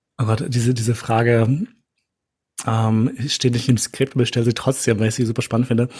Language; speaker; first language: German; early bilingual, other home language; Albanian